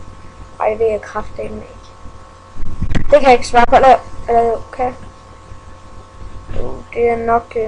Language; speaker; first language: Danish; early bilingual, other home language; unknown